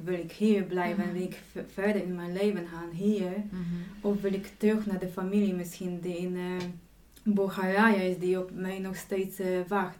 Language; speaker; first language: Dutch; non-native, fluent; Polish